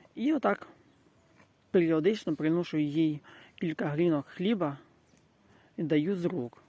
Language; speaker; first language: Ukrainian; native; Ukrainian